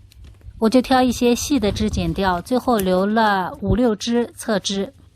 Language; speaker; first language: Chinese; native; Chinese